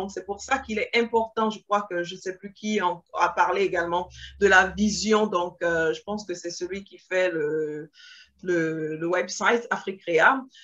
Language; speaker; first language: French; early bilingual, other home language; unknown